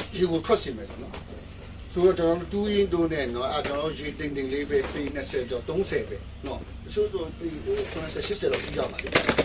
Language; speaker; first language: Burmese; non-native, local second language; Kachin